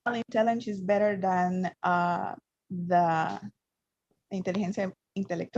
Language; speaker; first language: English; non-native, learner; Spanish